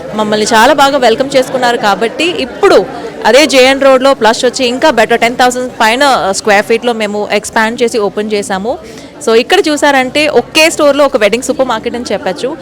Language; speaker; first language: Telugu; native; Telugu